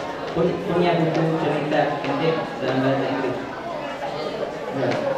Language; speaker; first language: Indonesian; non-native, fluent; Arabic